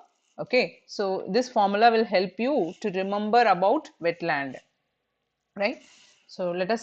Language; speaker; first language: English; non-native, local second language; Tamil